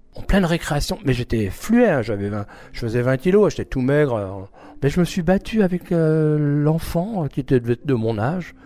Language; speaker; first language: French; early bilingual, other home language; Armenian